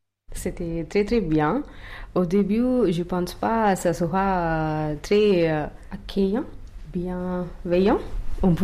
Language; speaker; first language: French; non-native, learner; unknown